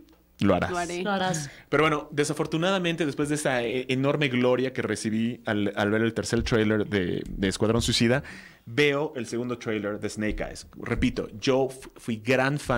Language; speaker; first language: Spanish; native; Spanish